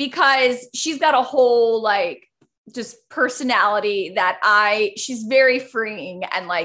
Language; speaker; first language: English; early bilingual, other home language; Spanish